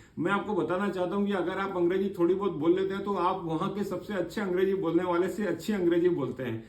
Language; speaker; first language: Hindi; native; Hindi